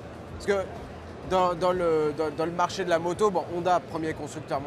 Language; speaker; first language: French; native; French